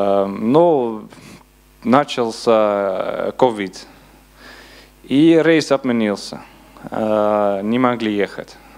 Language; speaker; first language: Russian; non-native, learner; Dutch